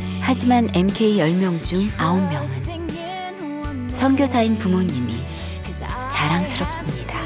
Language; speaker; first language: Korean; native; Korean